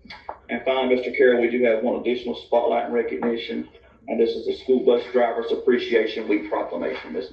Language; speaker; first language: English; native; English